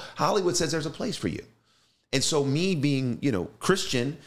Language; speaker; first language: English; native; English